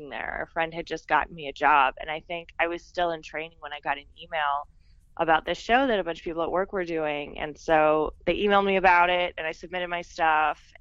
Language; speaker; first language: English; native; English